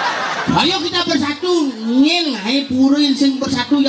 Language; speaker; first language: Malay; non-native, local second language; Balinese